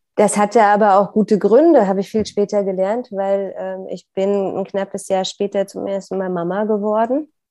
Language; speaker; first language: German; native; German